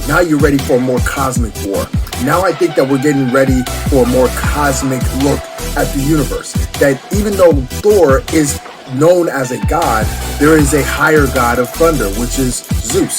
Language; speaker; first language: English; native; English